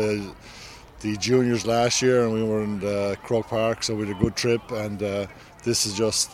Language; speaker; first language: English; native; English